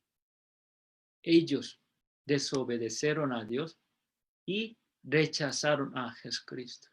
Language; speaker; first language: Spanish; non-native, fluent; Korean